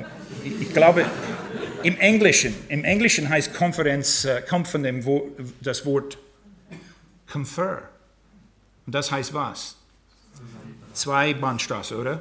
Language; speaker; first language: German; non-native, fluent; English